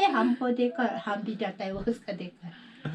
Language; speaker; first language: Hindi; non-native, local second language; Nepali